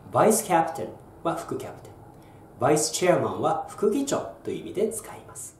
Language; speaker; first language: Japanese; native; Japanese